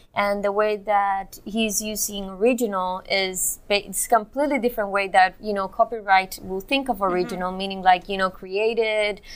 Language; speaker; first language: English; non-native, fluent; Spanish